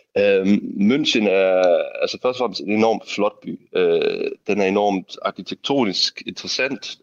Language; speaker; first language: Danish; native; Danish